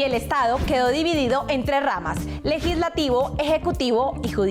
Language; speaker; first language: Spanish; native; Spanish